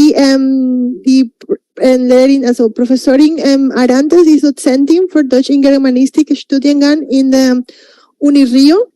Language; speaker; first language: German; non-native, fluent; Spanish